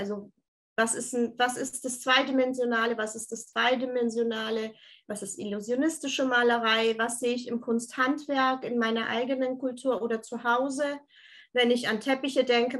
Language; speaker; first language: German; early bilingual, other home language; Turkish